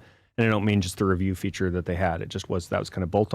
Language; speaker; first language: English; native; English